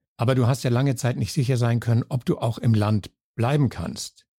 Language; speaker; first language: German; native; German